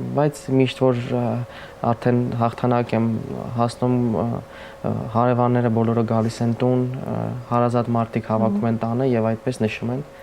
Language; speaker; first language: Armenian; non-native, local second language; Kurdish